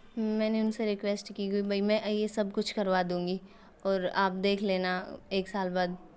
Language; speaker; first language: Hindi; native; Hindi